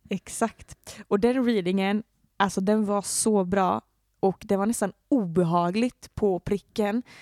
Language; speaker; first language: Swedish; native; Swedish